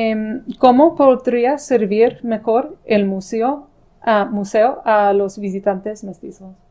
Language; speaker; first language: Spanish; non-native, fluent; English